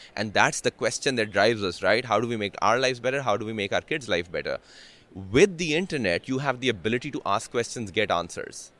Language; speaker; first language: English; non-native, local second language; Urdu